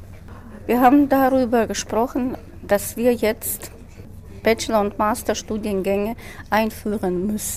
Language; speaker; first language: German; non-native, fluent; Russian